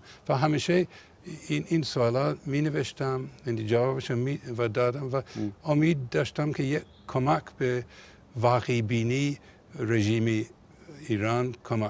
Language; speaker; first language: Persian; non-native, fluent; English